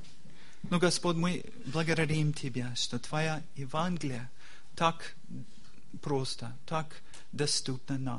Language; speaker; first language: Russian; non-native, learner; English